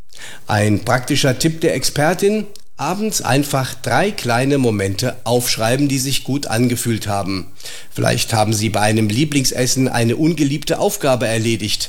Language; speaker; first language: German; native; German